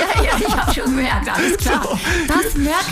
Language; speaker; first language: German; native; German